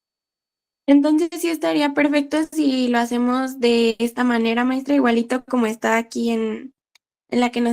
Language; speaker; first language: Spanish; native; Spanish